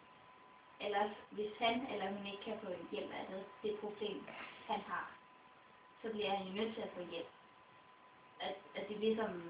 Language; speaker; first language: Danish; non-native, local second language; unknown